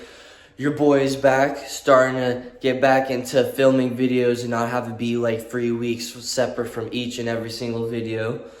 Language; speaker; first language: English; native; English